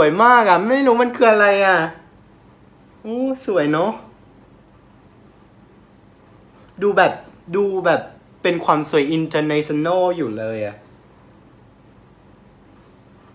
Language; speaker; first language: Thai; non-native, fluent; Vietnamese